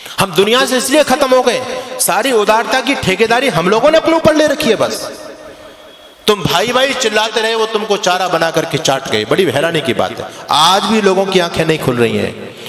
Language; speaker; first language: Hindi; native; Hindi